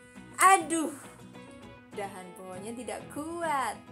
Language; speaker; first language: Indonesian; native; Indonesian